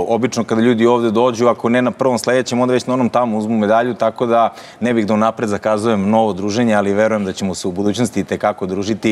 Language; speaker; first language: Croatian; native; Croatian